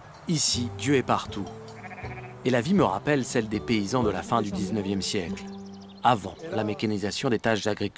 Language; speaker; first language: French; native; French